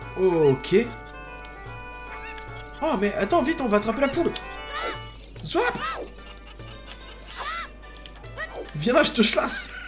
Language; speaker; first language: French; native; French